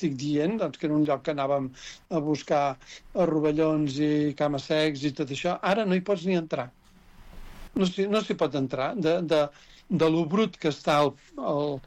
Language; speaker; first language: Catalan; native; Catalan